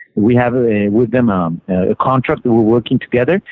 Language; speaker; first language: English; non-native, fluent; Spanish